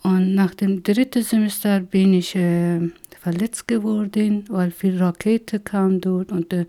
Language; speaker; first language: German; non-native, learner; Persian